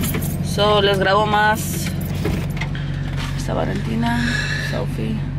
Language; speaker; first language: Spanish; early bilingual, heritage; Spanish